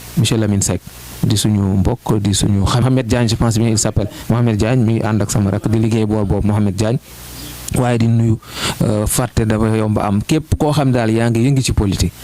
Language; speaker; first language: Wolof; native; Wolof